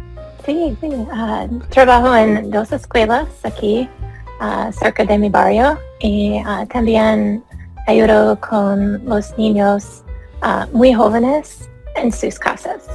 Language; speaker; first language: Spanish; non-native, learner; English